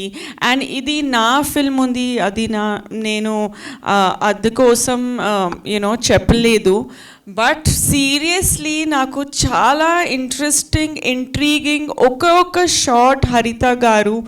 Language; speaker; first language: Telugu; non-native, fluent; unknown